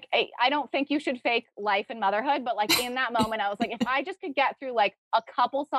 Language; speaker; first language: English; native; English